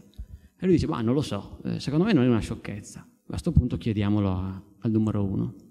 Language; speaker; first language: Italian; native; Italian